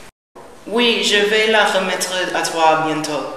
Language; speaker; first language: French; non-native, learner; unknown